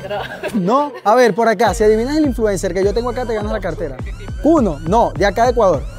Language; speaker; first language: Spanish; native; Spanish